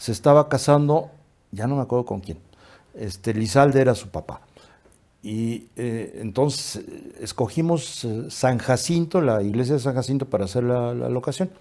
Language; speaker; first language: Spanish; native; Spanish